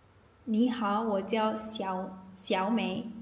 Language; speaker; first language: Chinese; non-native, learner; Indonesian